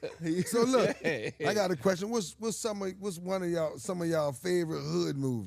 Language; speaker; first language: English; native; English